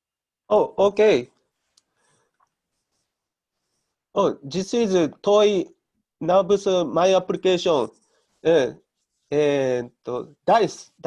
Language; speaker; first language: English; non-native, learner; Japanese